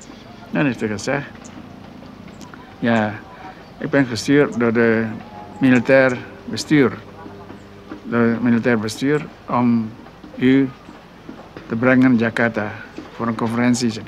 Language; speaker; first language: Dutch; non-native, local second language; Minangkabau